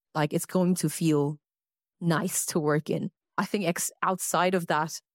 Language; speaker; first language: English; native; English